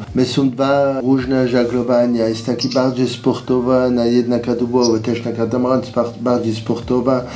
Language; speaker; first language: Polish; non-native, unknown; French